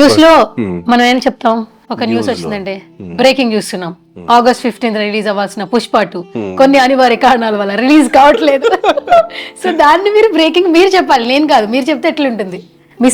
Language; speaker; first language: Telugu; native; Telugu